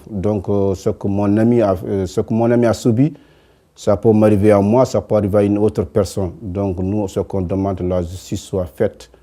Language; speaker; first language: French; non-native, local second language; Wolof